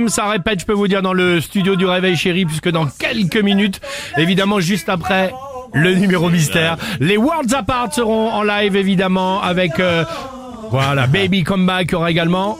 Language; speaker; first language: French; native; French